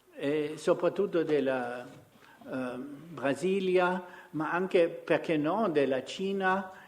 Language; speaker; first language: Italian; non-native, fluent; German